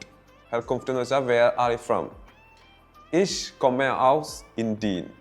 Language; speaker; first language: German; non-native, fluent; Malayalam